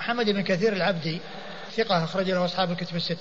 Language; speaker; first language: Arabic; native; Arabic